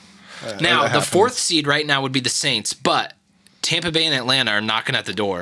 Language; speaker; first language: English; native; English